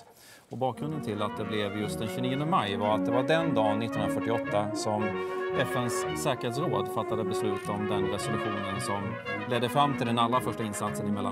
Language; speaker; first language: Swedish; native; Swedish